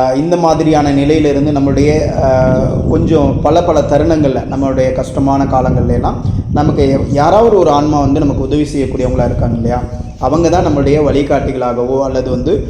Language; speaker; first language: Tamil; native; Tamil